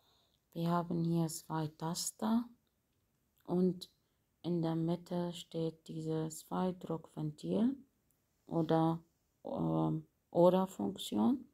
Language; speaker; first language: German; non-native, fluent; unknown